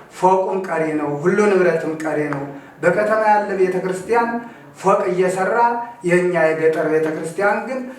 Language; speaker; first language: Amharic; native; Amharic